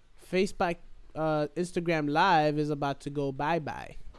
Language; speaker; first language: English; native; English